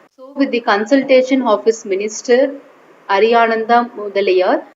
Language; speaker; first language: English; non-native, local second language; Tamil